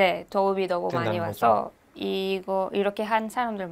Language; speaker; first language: Korean; non-native, learner; Hebrew